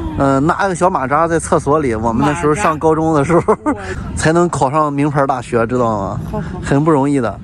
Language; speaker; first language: Chinese; native; Chinese